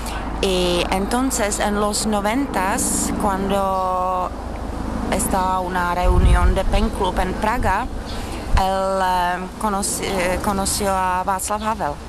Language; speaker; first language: Spanish; non-native, fluent; Czech